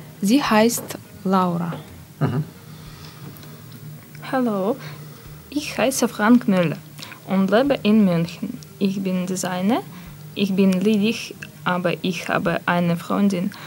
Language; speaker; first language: German; non-native, learner; Russian